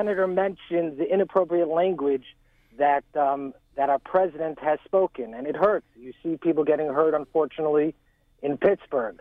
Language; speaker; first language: English; native; English